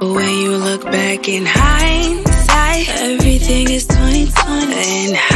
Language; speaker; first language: English; native; English